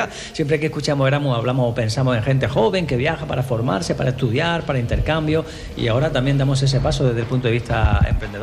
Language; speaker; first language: Spanish; native; Spanish